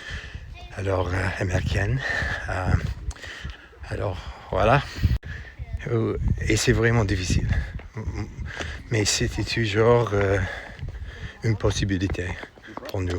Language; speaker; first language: French; non-native, fluent; English